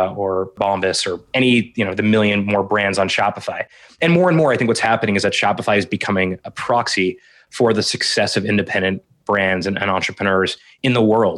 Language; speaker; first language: English; native; English